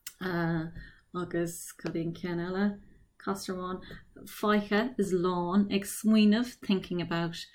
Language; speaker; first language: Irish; non-native, local second language; English